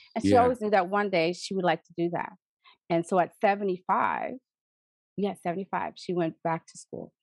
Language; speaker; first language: English; native; English